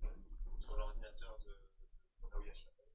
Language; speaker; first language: French; native; French